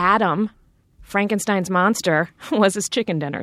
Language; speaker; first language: English; native; English